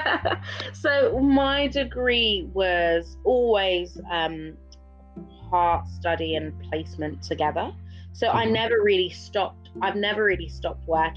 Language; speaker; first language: English; native; English